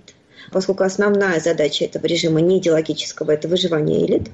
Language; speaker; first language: Russian; native; Russian